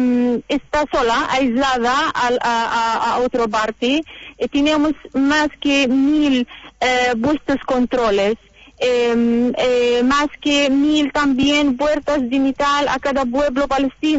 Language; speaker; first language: Spanish; non-native, learner; Arabic